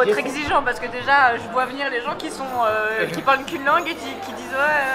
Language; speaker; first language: French; native; French